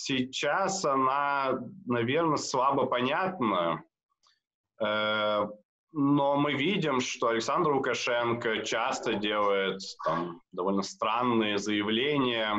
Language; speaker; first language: Russian; native; Russian